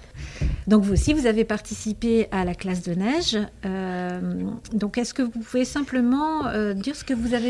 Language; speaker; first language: French; native; French